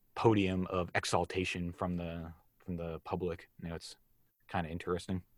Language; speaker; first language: English; native; English